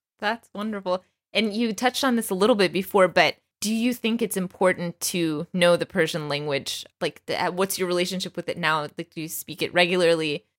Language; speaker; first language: English; early bilingual, other home language; Persian